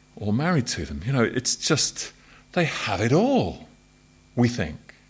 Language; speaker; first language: English; native; English